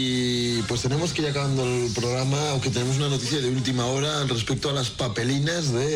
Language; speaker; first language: Spanish; native; Spanish